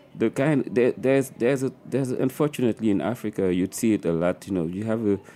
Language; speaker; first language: English; non-native, fluent; French